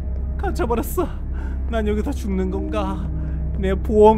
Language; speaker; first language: Korean; native; Korean